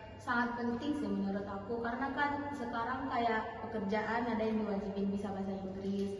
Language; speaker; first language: Indonesian; non-native, local second language; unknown